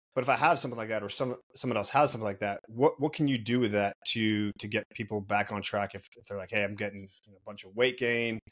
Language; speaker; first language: English; native; English